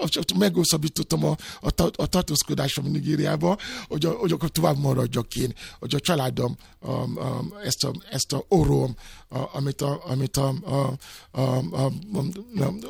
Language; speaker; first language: Hungarian; non-native, learner; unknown